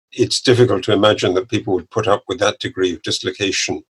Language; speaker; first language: English; native; English